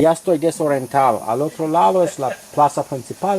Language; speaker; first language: Spanish; non-native, fluent; English